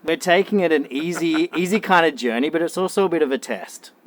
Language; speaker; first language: English; native; English